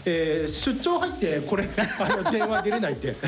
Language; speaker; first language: Japanese; native; Japanese